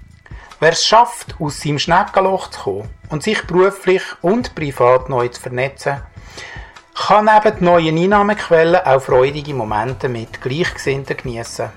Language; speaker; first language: German; native; German